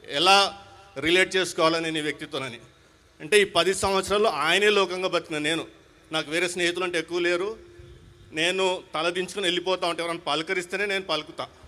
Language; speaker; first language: Telugu; non-native, local second language; Hindi